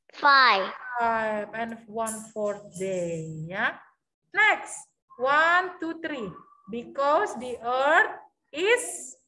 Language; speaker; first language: English; non-native, learner; Indonesian